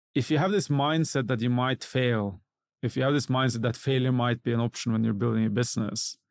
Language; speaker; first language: English; non-native, fluent; Norwegian